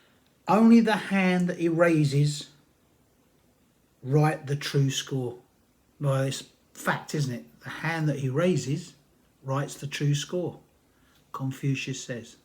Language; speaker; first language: English; native; English